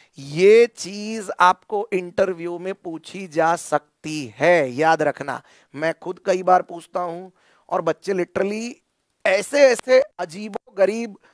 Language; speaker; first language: Hindi; non-native, local second language; Marathi